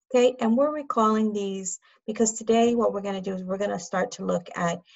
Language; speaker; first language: English; native; English